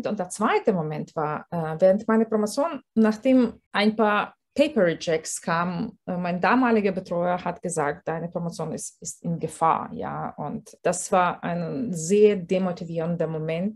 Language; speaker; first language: German; non-native, fluent; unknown